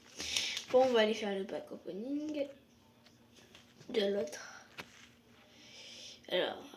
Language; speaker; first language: French; native; French